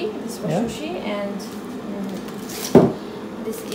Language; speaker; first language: English; non-native, fluent; Nepali